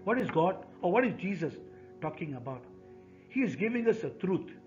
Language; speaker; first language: English; non-native, local second language; Tamil